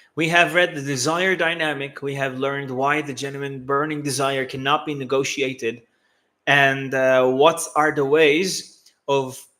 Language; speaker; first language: English; non-native, fluent; Turkish